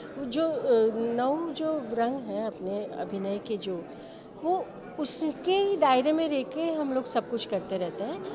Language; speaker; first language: Hindi; non-native, local second language; Gujarati